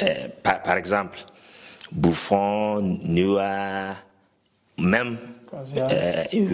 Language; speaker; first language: French; non-native, fluent; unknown